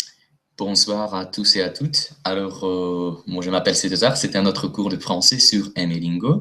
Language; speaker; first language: French; non-native, fluent; Russian